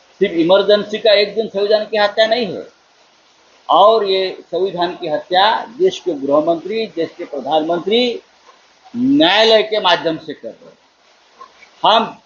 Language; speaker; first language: Hindi; non-native, local second language; Marathi